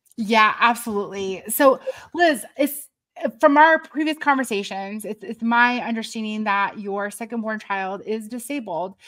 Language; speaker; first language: English; native; English